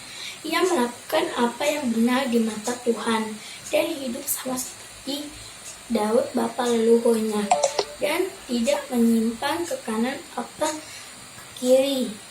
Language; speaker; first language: Indonesian; native; Indonesian